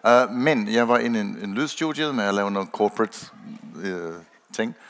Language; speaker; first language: Danish; non-native, fluent; English